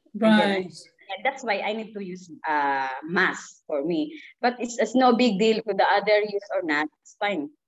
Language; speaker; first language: English; non-native, local second language; Filipino